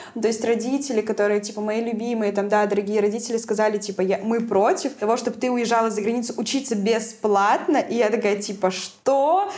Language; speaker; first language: Russian; native; Russian